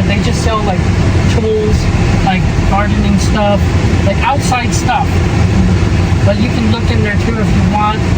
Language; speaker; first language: English; early bilingual, other home language; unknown